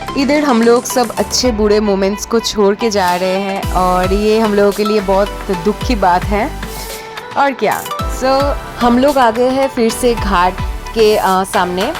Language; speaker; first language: Hindi; non-native, local second language; Bangla